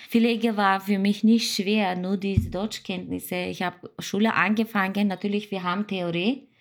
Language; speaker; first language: German; non-native, learner; Turkish